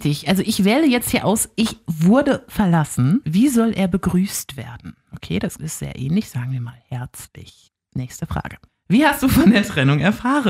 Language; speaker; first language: German; native; German